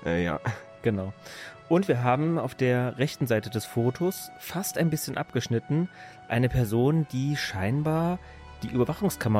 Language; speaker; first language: German; native; German